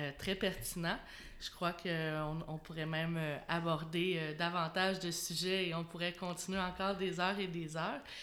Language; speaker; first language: French; native; French